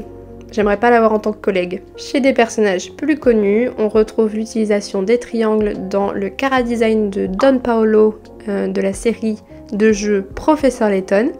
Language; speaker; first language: French; native; French